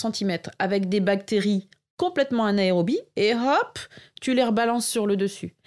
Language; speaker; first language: French; native; French